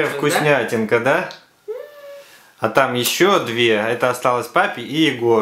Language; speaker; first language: Russian; native; Russian